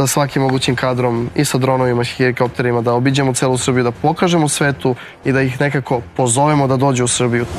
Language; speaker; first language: Serbian; native; Serbian